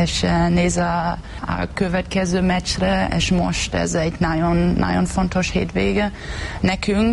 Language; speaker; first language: Hungarian; non-native, learner; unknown